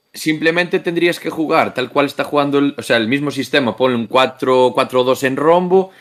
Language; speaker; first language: Spanish; native; Spanish